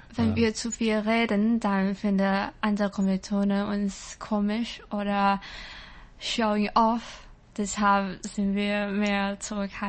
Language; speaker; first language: German; non-native, learner; Chinese